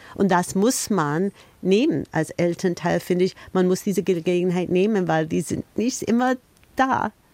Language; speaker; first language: German; non-native, fluent; English